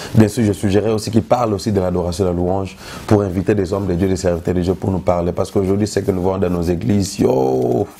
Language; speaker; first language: French; non-native, local second language; Lingala